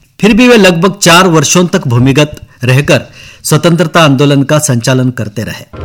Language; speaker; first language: Hindi; non-native, local second language; Marathi